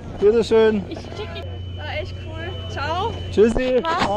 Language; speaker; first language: German; native; German